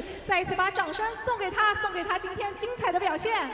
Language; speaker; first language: Chinese; native; Chinese